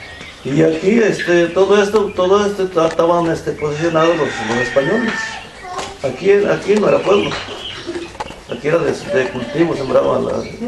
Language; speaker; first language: Spanish; native; Spanish